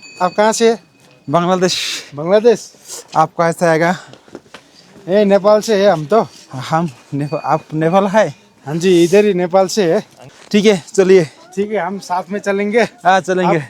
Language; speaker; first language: Hindi; non-native, learner; Bangla